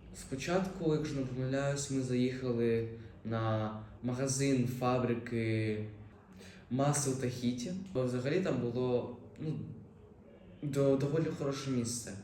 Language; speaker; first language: Ukrainian; native; Ukrainian